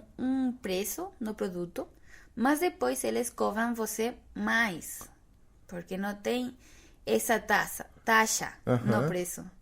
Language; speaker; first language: Portuguese; non-native, fluent; Spanish